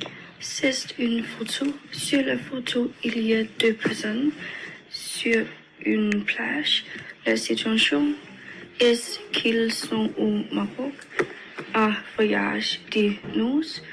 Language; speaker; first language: French; non-native, learner; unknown